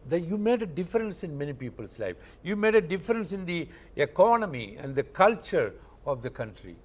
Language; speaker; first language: English; non-native, local second language; Malayalam